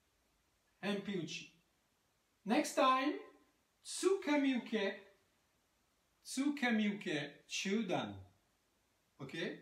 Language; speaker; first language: English; non-native, learner; French